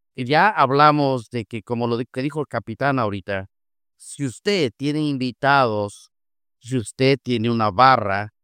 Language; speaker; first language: Spanish; native; Spanish